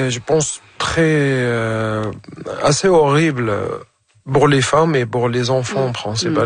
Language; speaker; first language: French; non-native, fluent; Arabic